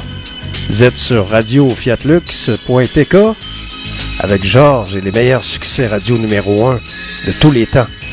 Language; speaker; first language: French; native; French